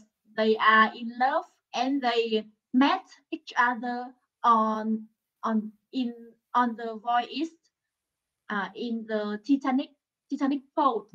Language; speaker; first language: English; non-native, learner; Vietnamese